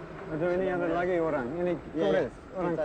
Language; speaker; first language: Indonesian; native; Indonesian